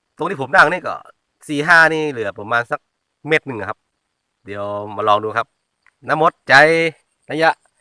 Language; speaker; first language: Thai; native; Thai